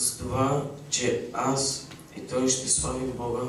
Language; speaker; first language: Bulgarian; early bilingual, heritage; Bulgarian